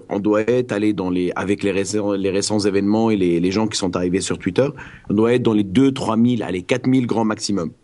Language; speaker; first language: French; non-native, local second language; Arabic